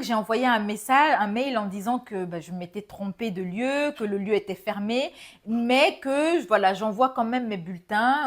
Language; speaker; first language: French; non-native, local second language; Bambara